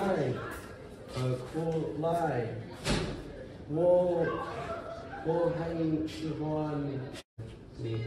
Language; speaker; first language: Chinese; non-native, learner; English